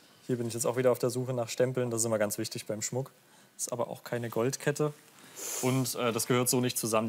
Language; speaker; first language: German; native; German